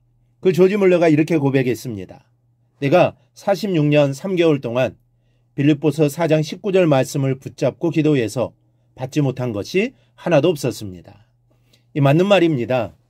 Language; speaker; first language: Korean; native; Korean